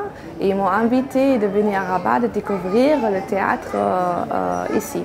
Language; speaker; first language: French; non-native, fluent; German